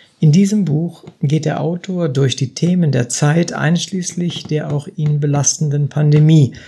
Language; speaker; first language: German; native; German